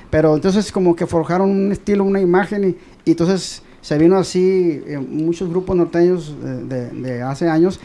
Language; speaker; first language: Spanish; native; Spanish